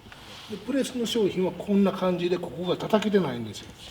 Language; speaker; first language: Japanese; native; Japanese